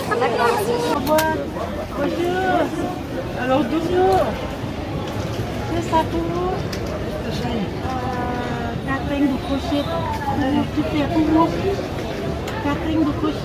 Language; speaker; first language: French; non-native, learner; Thai